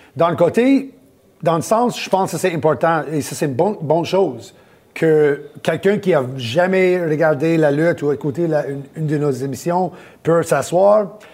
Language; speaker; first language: French; native; French